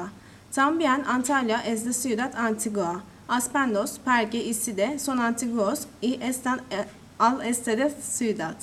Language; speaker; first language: Spanish; non-native, learner; Turkish